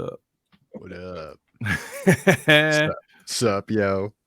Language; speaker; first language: English; native; English